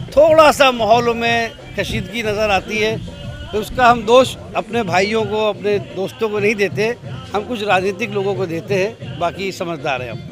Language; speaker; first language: Hindi; native; Hindi